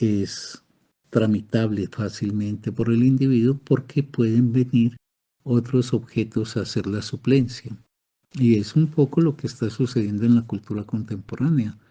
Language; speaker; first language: Spanish; native; Spanish